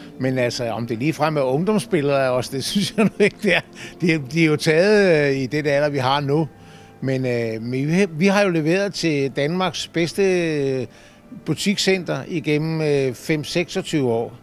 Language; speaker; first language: Danish; native; Danish